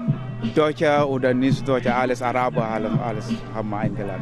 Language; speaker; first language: German; non-native, learner; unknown